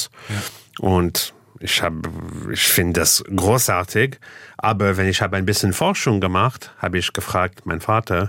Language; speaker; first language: German; non-native, fluent; English